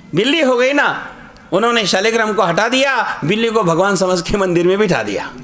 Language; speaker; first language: Hindi; non-native, local second language; Marathi